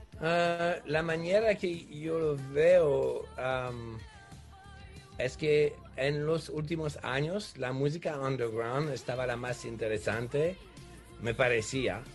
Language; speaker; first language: Spanish; non-native, fluent; French